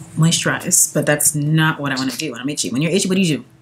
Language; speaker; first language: English; native; English